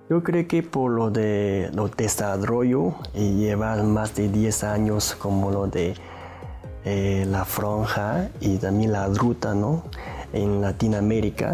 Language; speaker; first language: Spanish; non-native, learner; Chinese